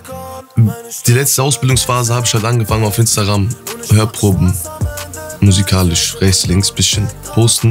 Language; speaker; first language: German; early bilingual, other home language; Turkish